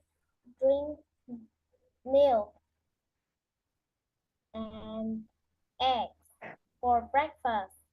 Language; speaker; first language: English; non-native, learner; Vietnamese